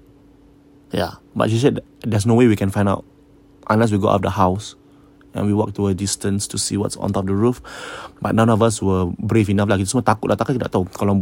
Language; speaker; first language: English; native; English